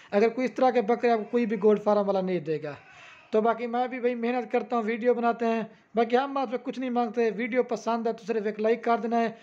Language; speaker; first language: Urdu; non-native, local second language; Saraiki